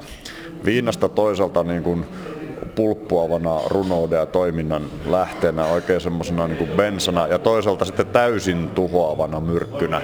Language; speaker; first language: Finnish; native; Finnish